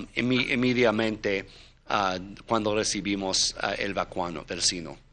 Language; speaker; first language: Spanish; non-native, learner; English